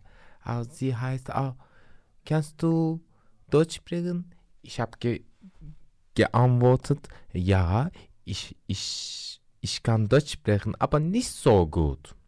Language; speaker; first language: German; non-native, learner; Turkish